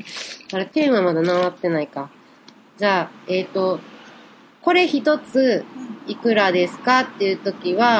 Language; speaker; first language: Japanese; native; Japanese